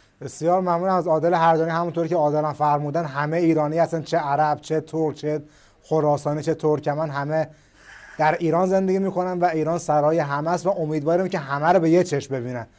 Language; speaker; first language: Persian; native; Persian